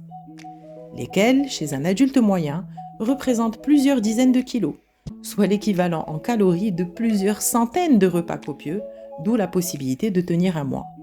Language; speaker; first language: French; native; French